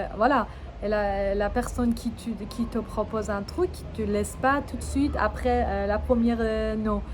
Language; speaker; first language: French; non-native, fluent; Persian